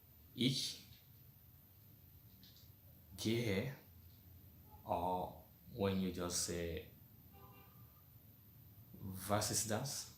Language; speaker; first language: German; non-native, fluent; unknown